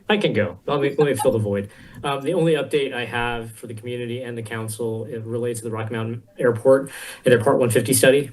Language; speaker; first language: English; native; English